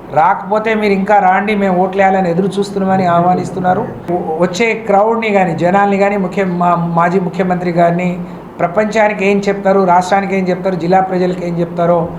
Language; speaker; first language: Telugu; native; Telugu